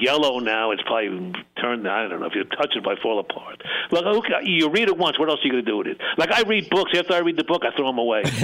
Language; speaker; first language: English; native; English